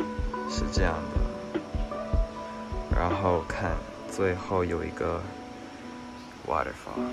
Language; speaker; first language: Chinese; non-native, fluent; English